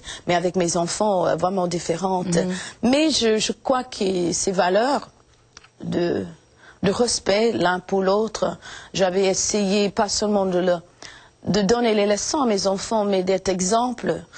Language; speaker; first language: French; non-native, fluent; English